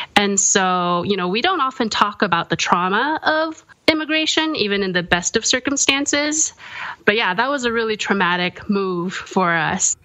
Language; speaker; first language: English; early bilingual, other home language; Korean